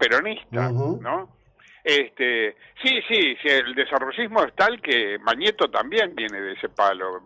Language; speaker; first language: Spanish; native; Spanish